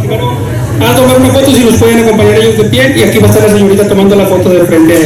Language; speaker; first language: Spanish; native; Spanish